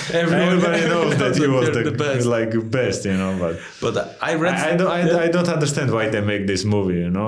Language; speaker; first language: English; non-native, fluent; Georgian